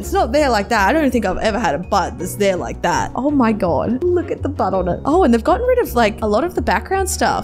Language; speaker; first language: English; native; English